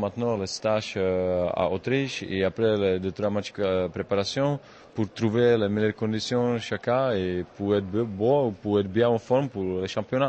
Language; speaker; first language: French; non-native, fluent; Czech